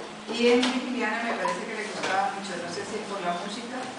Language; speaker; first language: Spanish; native; Spanish